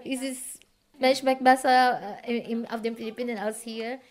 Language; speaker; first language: German; non-native, learner; Cebuano